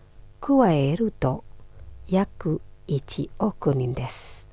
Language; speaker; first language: Japanese; non-native, fluent; Indonesian